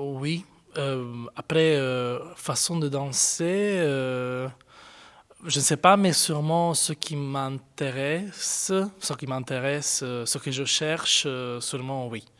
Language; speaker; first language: French; non-native, fluent; Italian